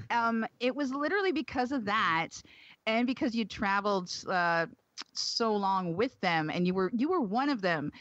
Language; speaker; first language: English; native; English